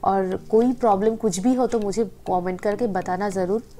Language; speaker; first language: Hindi; non-native, local second language; Bangla